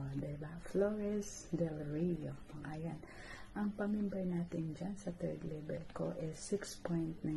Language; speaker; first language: Filipino; non-native, local second language; Cebuano